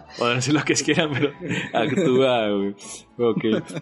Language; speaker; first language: Spanish; native; Spanish